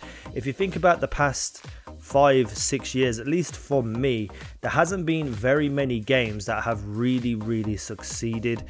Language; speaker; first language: English; native; English